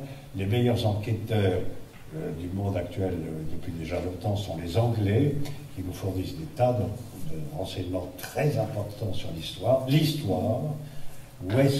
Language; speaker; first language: French; native; French